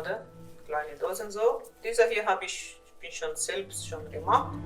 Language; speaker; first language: German; non-native, learner; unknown